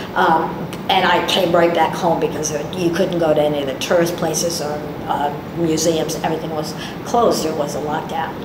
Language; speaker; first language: English; native; English